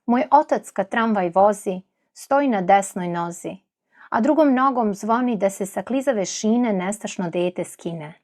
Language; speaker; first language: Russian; non-native, fluent; Serbian